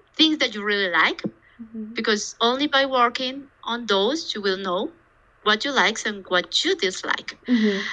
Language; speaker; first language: English; non-native, fluent; Spanish